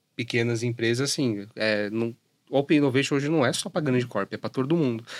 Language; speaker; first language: Portuguese; native; Portuguese